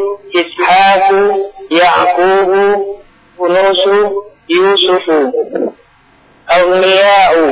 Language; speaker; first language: Arabic; non-native, learner; Indonesian